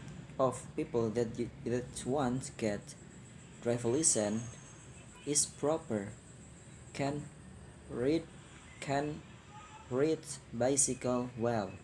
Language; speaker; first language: English; non-native, learner; Indonesian